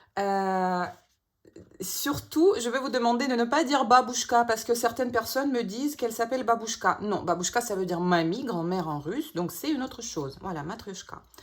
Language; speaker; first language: French; non-native, fluent; Russian